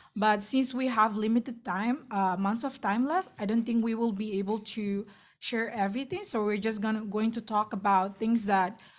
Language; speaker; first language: English; non-native, fluent; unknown